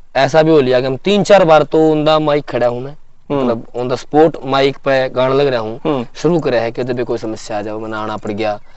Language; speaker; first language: Hindi; native; Hindi